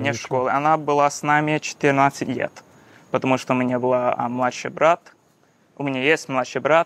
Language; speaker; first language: Russian; non-native, learner; English